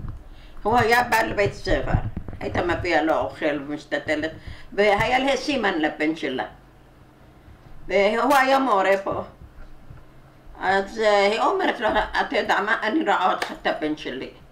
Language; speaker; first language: Hebrew; non-native, learner; Arabic